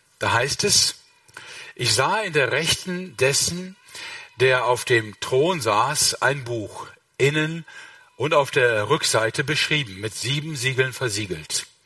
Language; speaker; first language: German; native; German